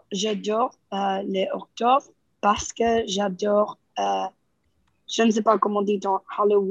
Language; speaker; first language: French; non-native, learner; Spanish